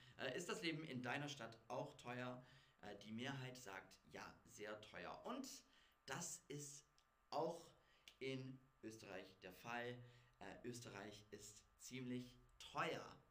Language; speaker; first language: German; non-native, fluent; English